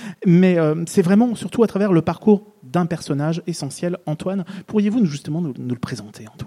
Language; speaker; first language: French; native; French